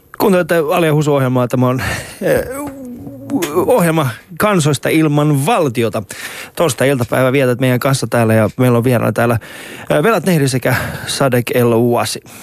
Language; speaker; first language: Finnish; early bilingual, other home language; Persian